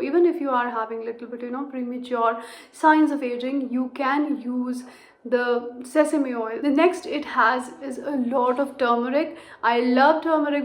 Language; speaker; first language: English; non-native, local second language; Hindi